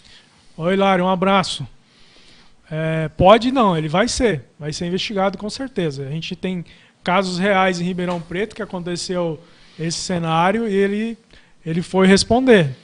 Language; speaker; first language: Portuguese; native; Portuguese